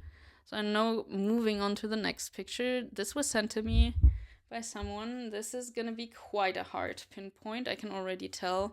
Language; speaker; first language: English; non-native, fluent; German